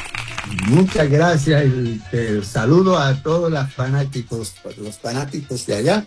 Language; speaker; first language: Spanish; early bilingual, heritage; Spanish